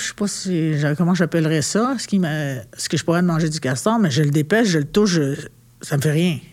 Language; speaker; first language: French; non-native, local second language; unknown